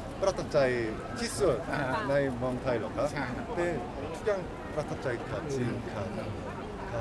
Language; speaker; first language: Thai; non-native, learner; Korean